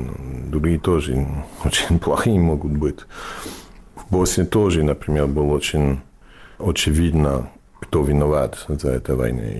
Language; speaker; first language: Russian; non-native, fluent; English